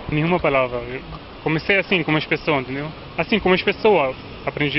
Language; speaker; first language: Portuguese; non-native, fluent; Arabic